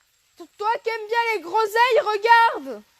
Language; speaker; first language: French; native; French